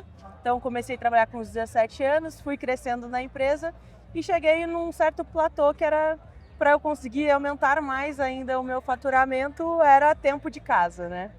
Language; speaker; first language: Portuguese; native; Portuguese